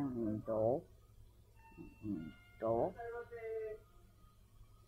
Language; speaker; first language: Cantonese; non-native, learner; Japanese